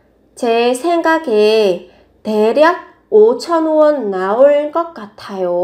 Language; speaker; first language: Korean; non-native, fluent; Vietnamese